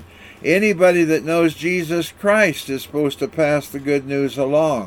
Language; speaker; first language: English; native; English